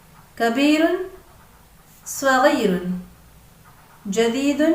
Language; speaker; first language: Arabic; non-native, fluent; Urdu